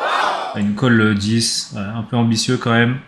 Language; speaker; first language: French; native; French